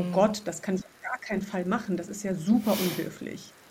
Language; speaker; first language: German; native; German